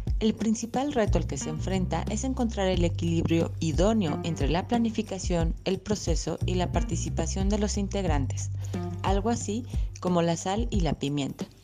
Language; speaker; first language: Spanish; native; Spanish